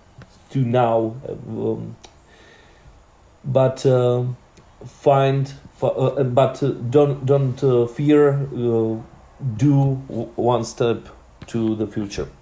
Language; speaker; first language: English; non-native, learner; Czech